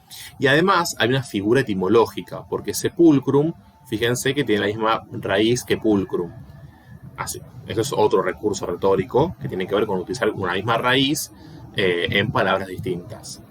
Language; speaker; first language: Spanish; native; Spanish